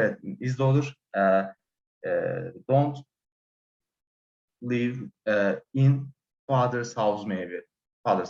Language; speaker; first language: English; non-native, learner; Turkish